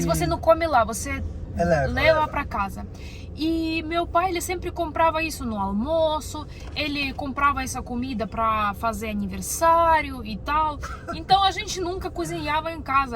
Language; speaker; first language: Portuguese; non-native, learner; Russian